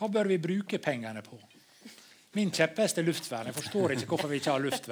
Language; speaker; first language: Norwegian; native; Norwegian